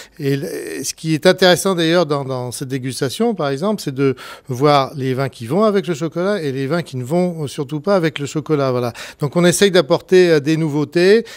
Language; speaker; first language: French; native; French